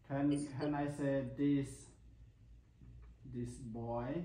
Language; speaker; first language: English; non-native, learner; Khmer